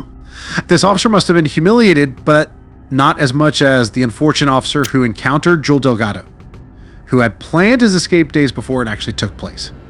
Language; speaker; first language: English; native; English